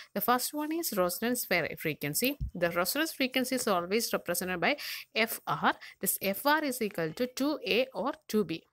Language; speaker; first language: English; non-native, local second language; Malayalam